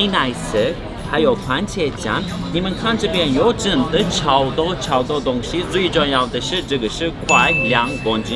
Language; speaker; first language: Chinese; non-native, learner; Turkish